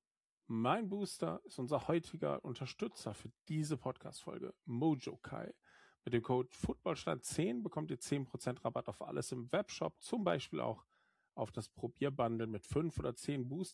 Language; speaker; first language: German; native; German